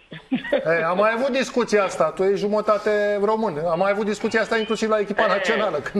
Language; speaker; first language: Romanian; native; Romanian